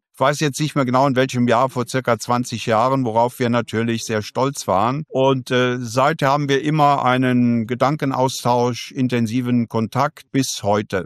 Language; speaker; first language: German; native; German